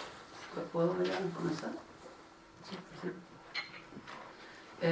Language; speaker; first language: Spanish; native; Spanish